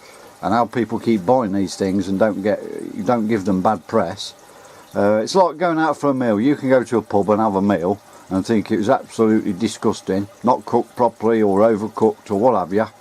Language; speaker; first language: English; native; English